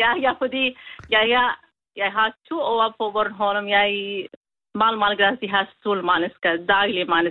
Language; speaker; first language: Danish; non-native, learner; Kurdish